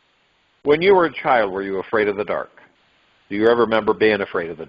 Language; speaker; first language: English; native; English